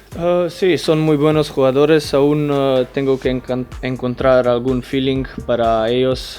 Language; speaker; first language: Spanish; non-native, fluent; Slovenian